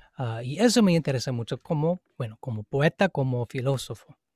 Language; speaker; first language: Spanish; non-native, fluent; English